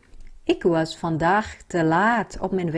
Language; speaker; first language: Dutch; non-native, fluent; Vietnamese